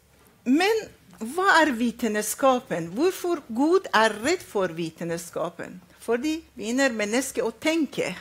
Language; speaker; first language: Norwegian; non-native, fluent; Arabic